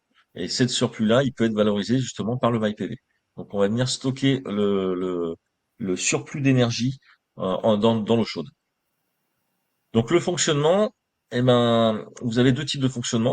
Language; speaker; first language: French; native; French